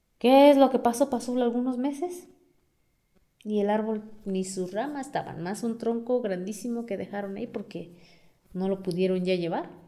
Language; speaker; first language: Spanish; non-native, local second language; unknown